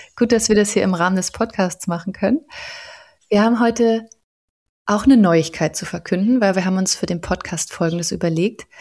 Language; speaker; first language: German; native; German